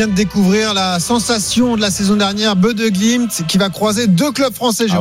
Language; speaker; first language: French; native; French